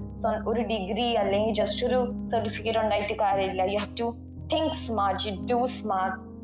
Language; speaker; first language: English; non-native, local second language; Malayalam